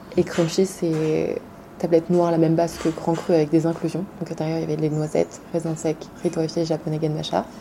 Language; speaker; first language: French; native; French